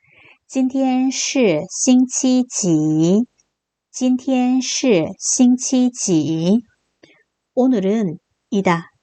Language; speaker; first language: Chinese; non-native, fluent; Korean